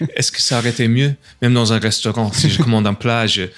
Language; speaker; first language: French; non-native, fluent; English